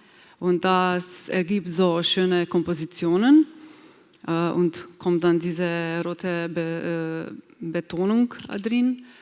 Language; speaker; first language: German; non-native, fluent; Slovenian